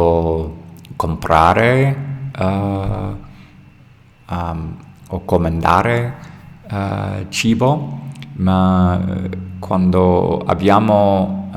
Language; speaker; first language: Italian; non-native, learner; English